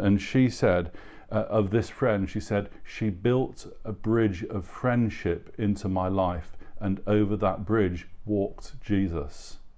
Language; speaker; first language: English; native; English